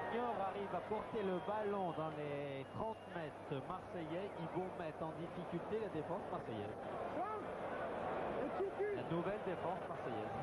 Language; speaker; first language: French; native; French